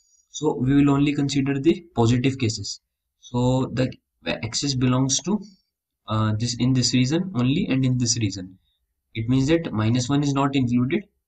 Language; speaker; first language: English; non-native, local second language; Hindi